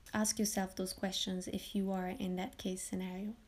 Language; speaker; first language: English; early bilingual, heritage; French